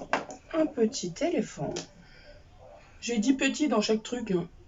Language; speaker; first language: French; native; French